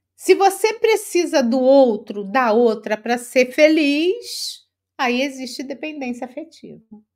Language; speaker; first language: Portuguese; native; Portuguese